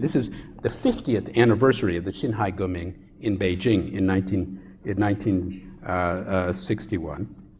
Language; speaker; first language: English; native; English